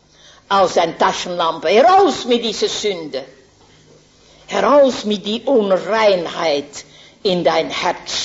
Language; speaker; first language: German; non-native, fluent; Dutch